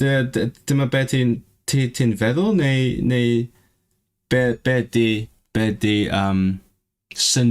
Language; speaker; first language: Welsh; non-native, learner; Cantonese